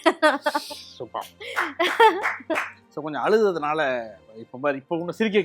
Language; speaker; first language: Tamil; native; Tamil